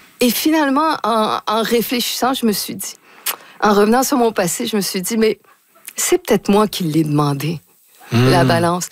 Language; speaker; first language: French; native; French